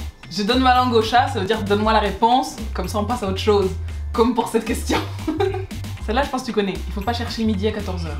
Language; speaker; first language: French; native; French